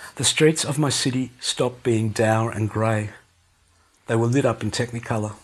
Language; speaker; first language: English; native; English